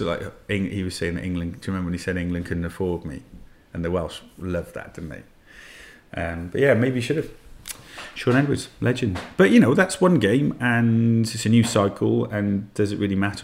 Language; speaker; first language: English; native; English